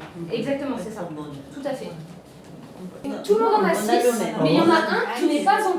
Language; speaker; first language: French; native; French